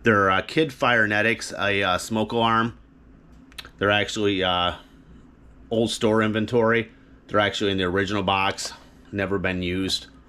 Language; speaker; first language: English; native; English